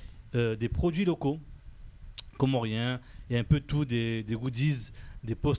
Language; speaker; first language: French; native; French